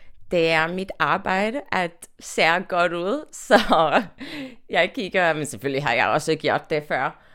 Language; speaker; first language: Danish; non-native, fluent; English